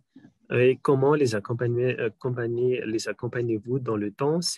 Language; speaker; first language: French; non-native, local second language; Malagasy